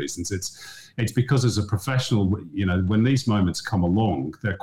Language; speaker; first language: English; native; English